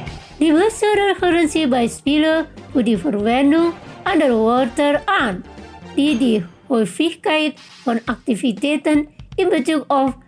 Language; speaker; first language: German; non-native, fluent; Indonesian